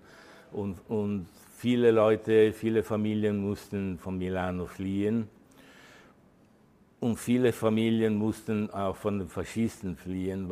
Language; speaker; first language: German; early bilingual, heritage; Italian